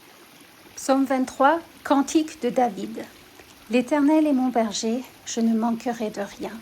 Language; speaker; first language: French; native; French